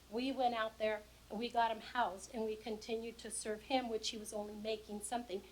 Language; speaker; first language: English; native; English